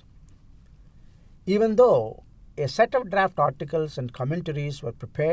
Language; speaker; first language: English; non-native, local second language; Telugu